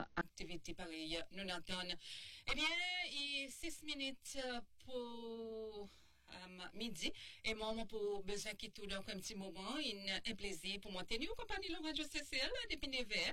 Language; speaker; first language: French; non-native, local second language; Seselwa Creole French